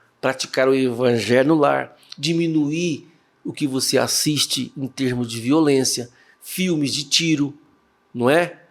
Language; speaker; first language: Portuguese; native; Portuguese